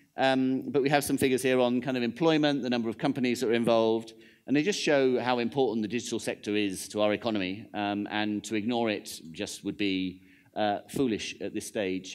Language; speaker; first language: English; native; English